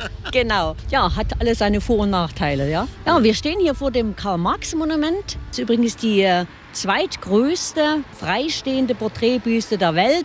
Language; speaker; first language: German; native; German